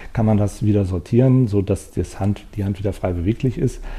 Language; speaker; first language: German; native; German